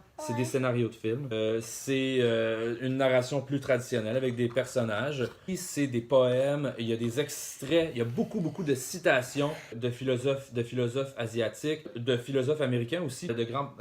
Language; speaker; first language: French; native; French